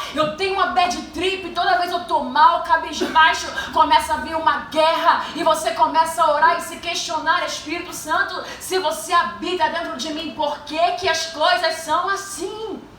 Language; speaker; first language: Portuguese; native; Portuguese